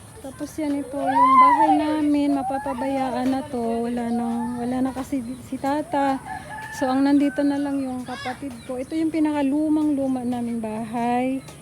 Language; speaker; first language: Filipino; non-native, local second language; Cebuano